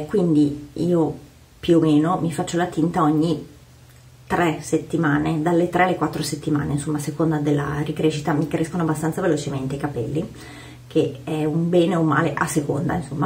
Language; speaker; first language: Italian; native; Italian